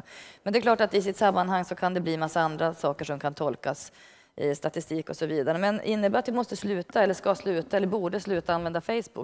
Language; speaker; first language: Swedish; native; Swedish